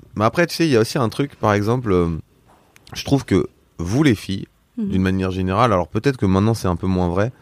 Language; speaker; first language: French; native; French